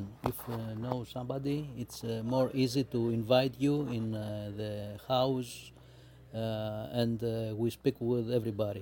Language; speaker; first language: English; non-native, learner; Greek